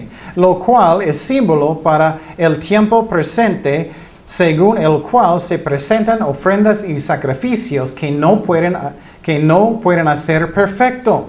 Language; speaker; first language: Spanish; non-native, fluent; English